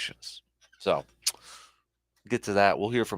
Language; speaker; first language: English; native; English